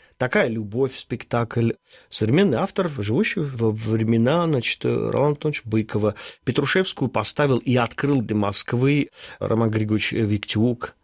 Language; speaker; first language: Russian; early bilingual, other home language; Armenian